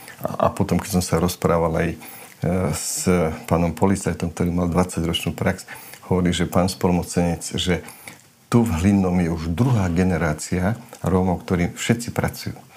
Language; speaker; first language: Slovak; non-native, local second language; Romany